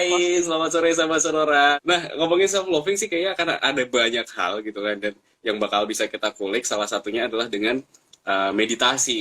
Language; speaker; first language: Indonesian; native; Indonesian